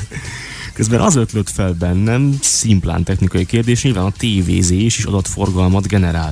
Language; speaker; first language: Hungarian; native; Hungarian